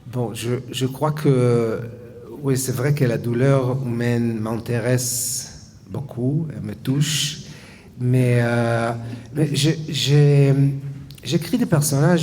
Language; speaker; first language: French; non-native, fluent; Hebrew